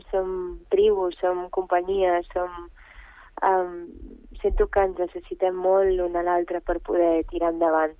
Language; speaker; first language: Catalan; early bilingual, other home language; Bulgarian